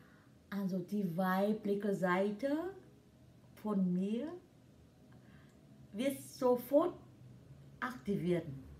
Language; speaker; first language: German; non-native, learner; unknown